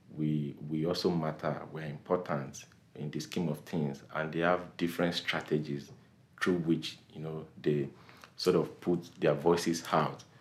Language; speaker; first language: English; non-native, local second language; Yoruba